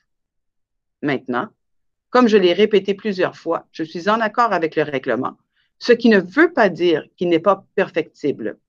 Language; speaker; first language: French; native; French